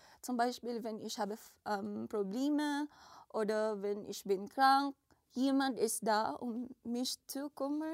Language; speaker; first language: German; non-native, learner; Filipino